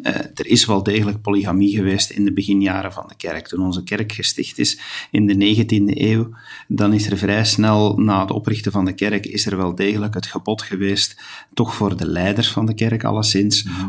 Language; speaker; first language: Dutch; native; Dutch